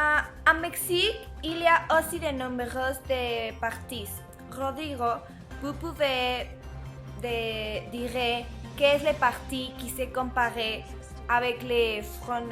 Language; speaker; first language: French; non-native, learner; Spanish